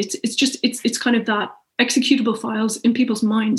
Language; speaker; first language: English; native; English